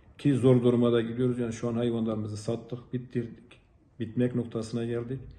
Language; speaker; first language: Turkish; native; Turkish